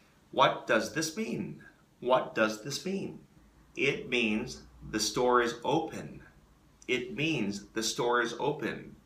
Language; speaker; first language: English; native; English